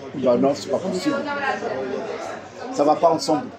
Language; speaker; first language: French; non-native, local second language; Arabic